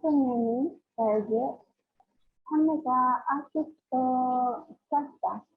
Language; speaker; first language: Korean; non-native, learner; Spanish